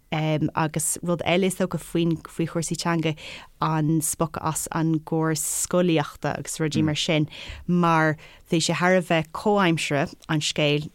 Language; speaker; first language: Irish; non-native, local second language; English